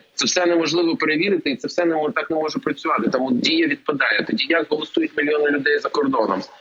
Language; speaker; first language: Ukrainian; native; Ukrainian